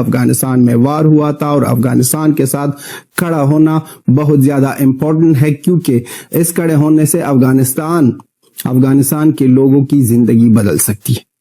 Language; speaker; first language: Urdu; non-native, fluent; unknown